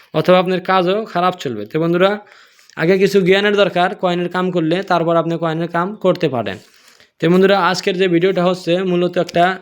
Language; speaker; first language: Bangla; non-native, local second language; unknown